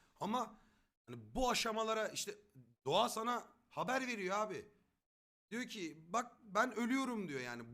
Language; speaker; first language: Turkish; native; Turkish